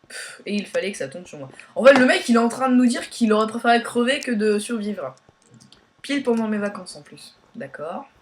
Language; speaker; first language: French; native; French